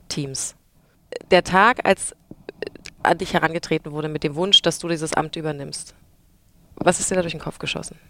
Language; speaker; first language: German; native; German